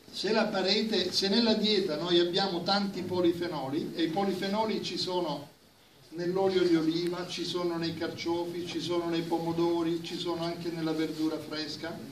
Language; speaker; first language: Italian; native; Italian